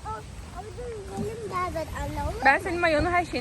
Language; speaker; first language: Turkish; non-native, learner; Indonesian